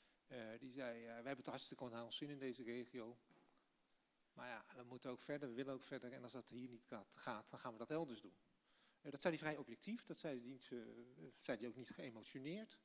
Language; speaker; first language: Dutch; native; Dutch